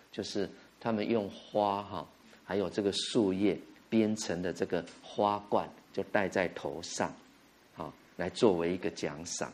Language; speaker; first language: Chinese; native; Chinese